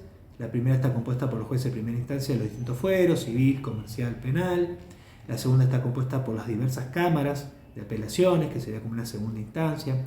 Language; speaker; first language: Spanish; native; Spanish